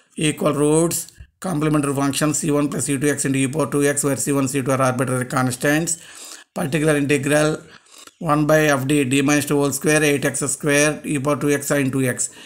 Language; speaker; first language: English; non-native, local second language; Telugu